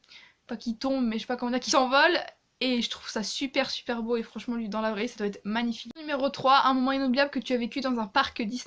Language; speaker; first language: French; native; French